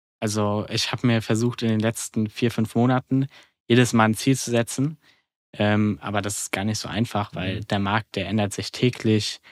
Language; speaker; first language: German; native; German